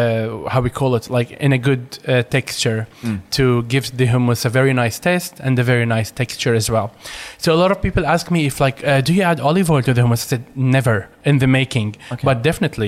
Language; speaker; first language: English; non-native, fluent; Arabic